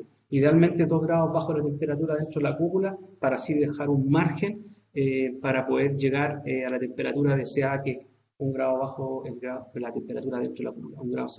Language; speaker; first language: Spanish; native; Spanish